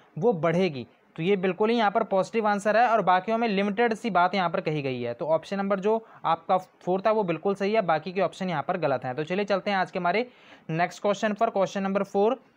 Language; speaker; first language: Hindi; non-native, local second language; Punjabi